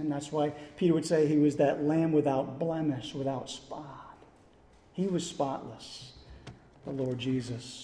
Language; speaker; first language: English; native; English